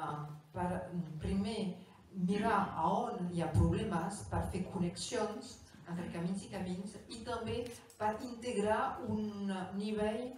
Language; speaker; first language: Catalan; non-native, local second language; French